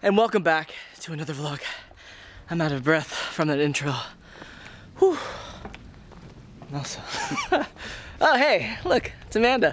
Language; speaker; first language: English; native; English